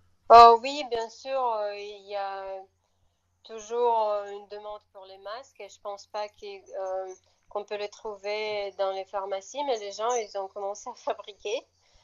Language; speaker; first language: French; non-native, fluent; Russian